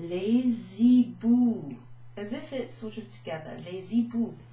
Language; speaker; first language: French; non-native, fluent; English